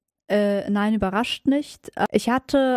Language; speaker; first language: German; native; German